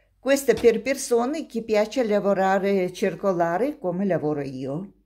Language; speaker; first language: Italian; non-native, learner; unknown